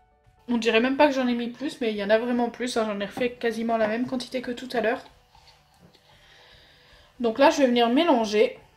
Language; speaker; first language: French; native; French